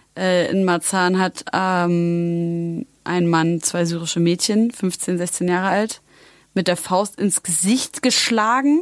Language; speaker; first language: German; early bilingual, other home language; Arabic